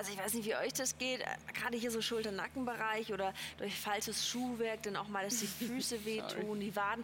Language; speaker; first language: German; native; German